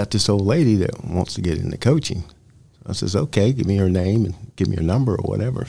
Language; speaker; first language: English; native; English